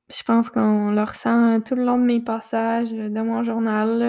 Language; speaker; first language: French; native; French